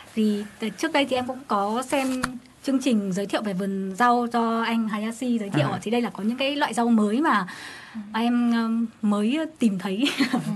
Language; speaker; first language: Vietnamese; native; Vietnamese